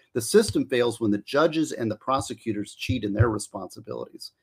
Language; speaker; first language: English; native; English